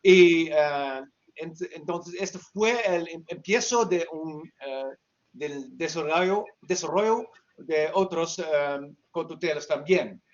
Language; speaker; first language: Spanish; non-native, learner; Dutch